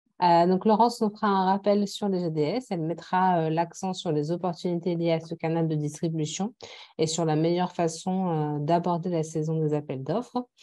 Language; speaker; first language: French; native; French